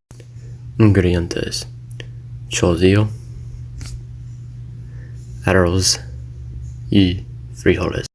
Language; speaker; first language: Spanish; non-native, learner; English